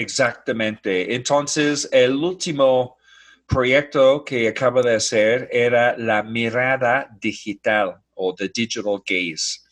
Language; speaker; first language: Spanish; non-native, fluent; English